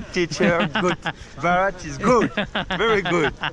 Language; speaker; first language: English; non-native, learner; French